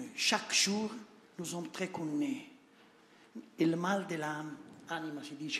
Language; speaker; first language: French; non-native, learner; Italian